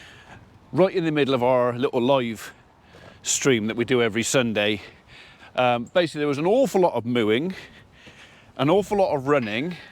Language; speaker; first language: English; native; English